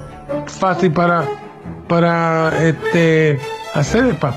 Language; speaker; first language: Spanish; early bilingual, heritage; English